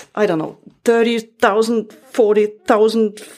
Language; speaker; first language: English; non-native, fluent; German